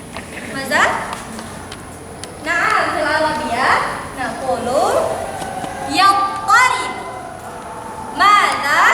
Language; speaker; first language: Arabic; non-native, fluent; Indonesian